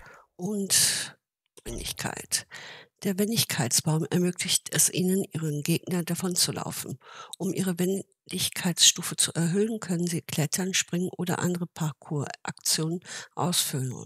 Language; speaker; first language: German; native; German